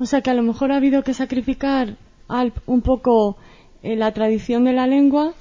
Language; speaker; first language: Spanish; native; Spanish